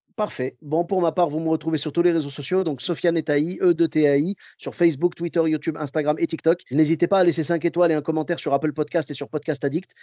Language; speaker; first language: French; early bilingual, other home language; Arabic